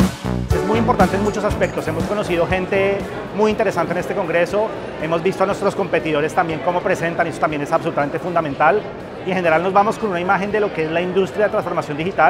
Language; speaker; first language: Spanish; native; Spanish